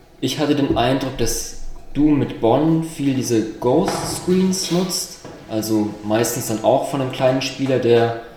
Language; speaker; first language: German; native; German